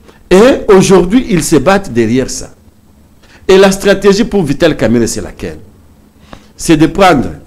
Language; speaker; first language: French; non-native, local second language; Swahili